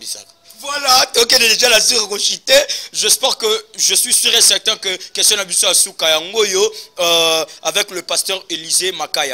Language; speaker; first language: French; non-native, local second language; Lingala